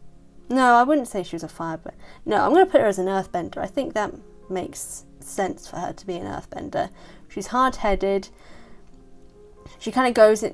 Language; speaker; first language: English; native; English